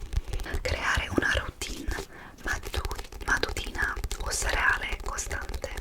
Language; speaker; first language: Italian; non-native, fluent; English